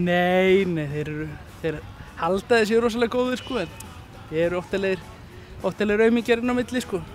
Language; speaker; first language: Icelandic; native; Icelandic